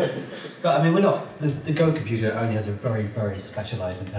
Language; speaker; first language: English; native; English